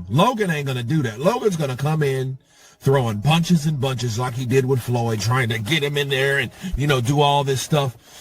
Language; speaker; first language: English; native; English